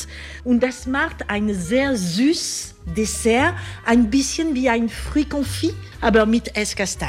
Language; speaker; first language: German; non-native, learner; French